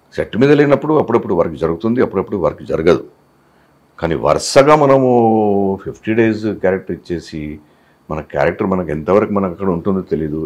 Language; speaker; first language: Telugu; non-native, local second language; Hindi